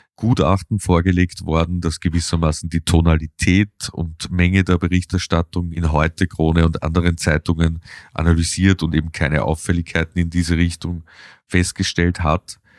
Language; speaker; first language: German; native; German